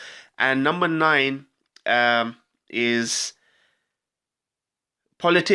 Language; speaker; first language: English; native; English